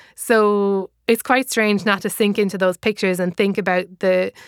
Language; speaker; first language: English; native; English